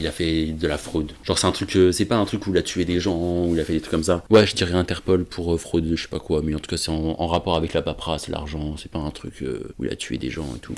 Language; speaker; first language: French; native; French